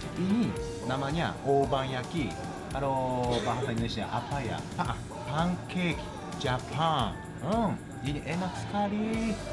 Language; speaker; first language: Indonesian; non-native, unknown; Japanese